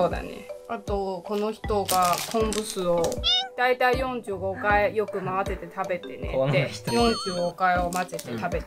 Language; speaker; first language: Japanese; non-native, learner; Chinese